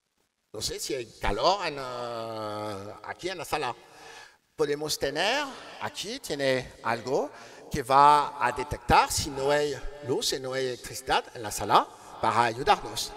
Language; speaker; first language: Spanish; non-native, learner; French